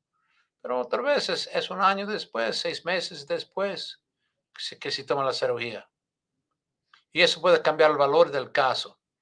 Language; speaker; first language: Spanish; non-native, learner; English